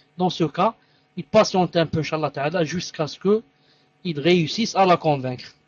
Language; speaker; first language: French; non-native, local second language; Arabic